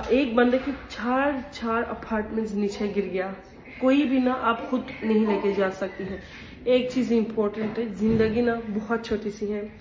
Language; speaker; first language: Hindi; non-native, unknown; Turkish